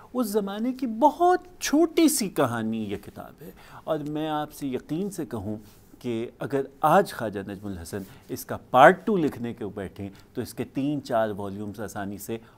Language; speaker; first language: Urdu; native; Urdu